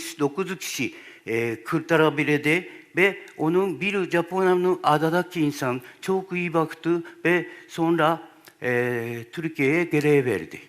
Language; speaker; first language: Turkish; non-native, learner; Japanese